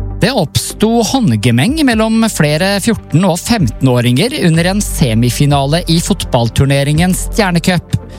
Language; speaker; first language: Norwegian; native; Norwegian